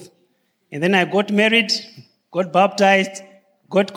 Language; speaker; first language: English; non-native, local second language; Shona